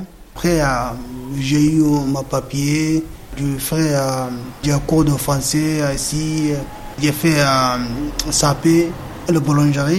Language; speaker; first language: French; non-native, learner; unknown